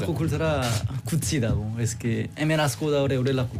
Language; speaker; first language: Basque; non-native, learner; Korean